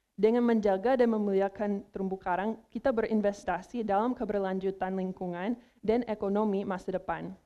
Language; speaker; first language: Indonesian; non-native, fluent; English